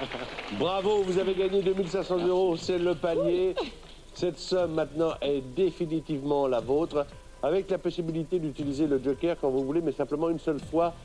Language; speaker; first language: French; native; French